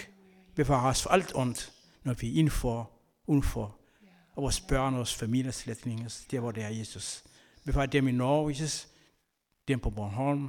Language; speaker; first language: Danish; non-native, learner; Kabuverdianu